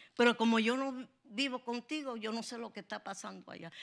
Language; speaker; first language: Spanish; native; Spanish